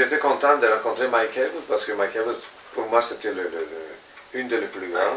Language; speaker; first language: French; non-native, fluent; Italian